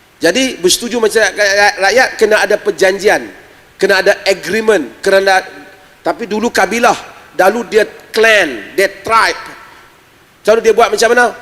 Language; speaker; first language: Malay; native; Malay